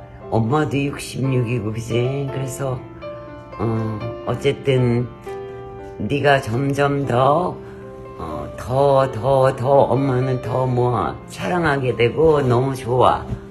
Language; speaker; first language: Korean; native; Korean